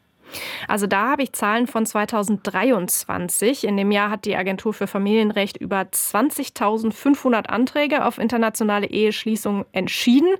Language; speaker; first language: German; native; German